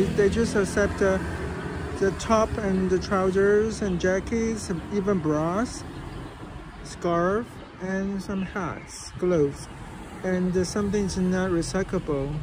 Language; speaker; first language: English; non-native, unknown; Chinese